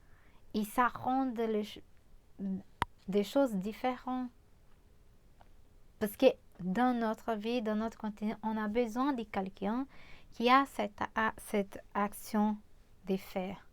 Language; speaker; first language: French; non-native, fluent; Portuguese